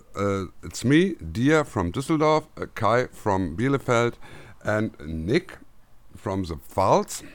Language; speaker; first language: English; non-native, fluent; German